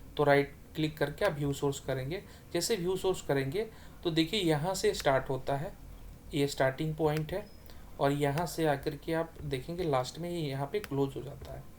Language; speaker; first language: Hindi; native; Hindi